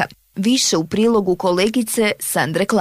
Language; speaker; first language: Serbian; native; Serbian